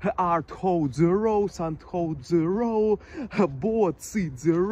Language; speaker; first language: Chinese; non-native, learner; Russian